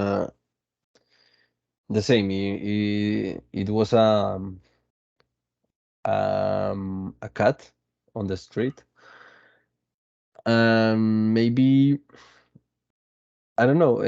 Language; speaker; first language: English; non-native, fluent; Spanish